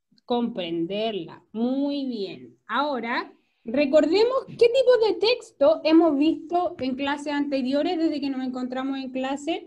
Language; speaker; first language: Spanish; native; Spanish